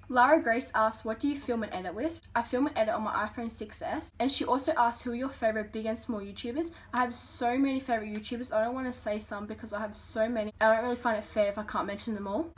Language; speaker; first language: English; native; English